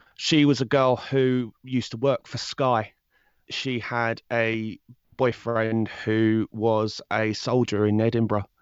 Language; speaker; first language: English; native; English